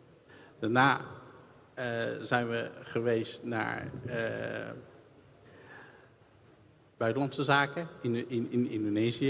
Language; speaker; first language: Dutch; early bilingual, other home language; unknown